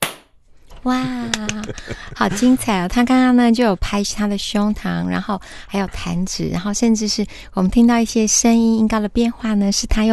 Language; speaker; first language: Chinese; native; Chinese